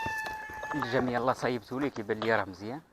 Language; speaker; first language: Arabic; native; Arabic